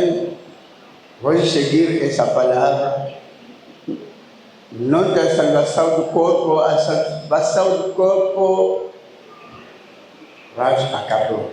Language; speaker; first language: Portuguese; non-native, learner; Lingala